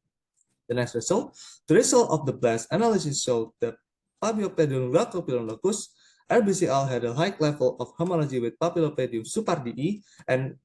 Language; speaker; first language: English; non-native, learner; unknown